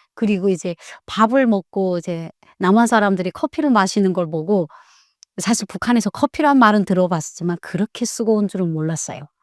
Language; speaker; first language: Korean; native; Korean